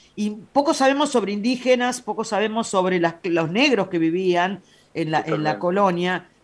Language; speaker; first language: Spanish; native; Spanish